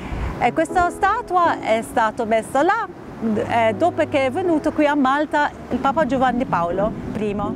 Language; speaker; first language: Italian; non-native, fluent; Maltese